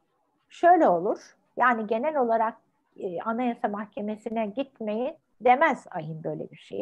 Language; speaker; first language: Turkish; native; Turkish